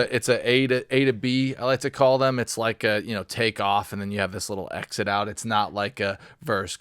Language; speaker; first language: English; native; English